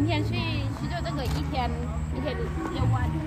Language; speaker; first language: Chinese; non-native, fluent; Lao